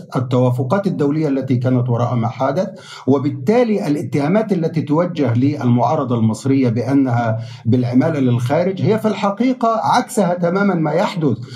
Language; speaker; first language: Arabic; native; Arabic